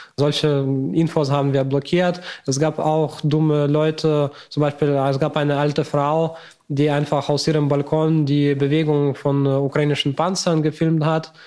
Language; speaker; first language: German; non-native, fluent; Ukrainian